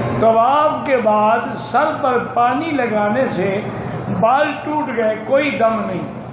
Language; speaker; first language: Urdu; early bilingual, heritage; Urdu